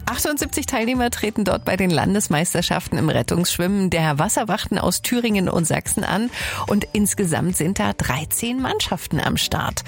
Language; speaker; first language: German; native; German